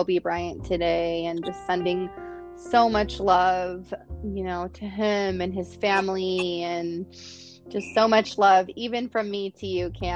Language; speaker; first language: English; native; English